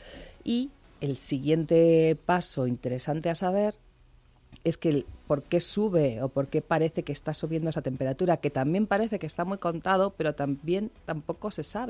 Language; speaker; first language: Spanish; native; Spanish